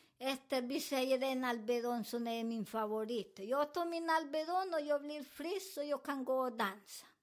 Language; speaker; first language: Swedish; non-native, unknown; Spanish